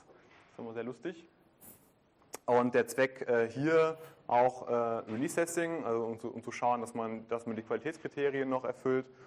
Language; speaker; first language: German; native; German